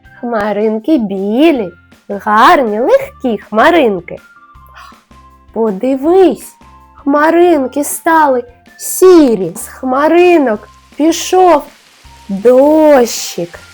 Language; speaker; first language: Ukrainian; native; Ukrainian